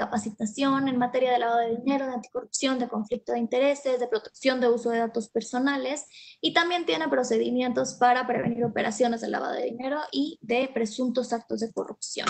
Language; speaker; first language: Spanish; native; Spanish